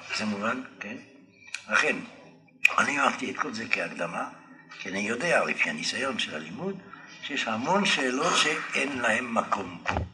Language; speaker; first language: Hebrew; non-native, fluent; French